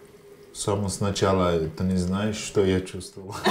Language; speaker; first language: Russian; non-native, learner; Turkish